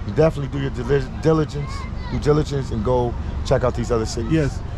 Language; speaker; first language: English; native; English